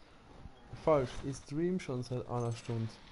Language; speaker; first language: German; native; German